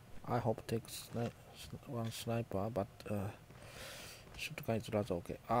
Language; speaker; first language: English; non-native, learner; Japanese